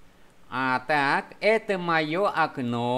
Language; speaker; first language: Russian; non-native, fluent; Vietnamese